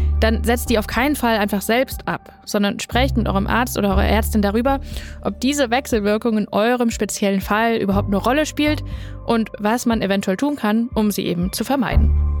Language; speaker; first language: German; native; German